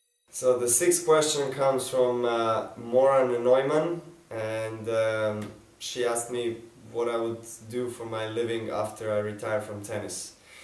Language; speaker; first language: English; non-native, fluent; Serbian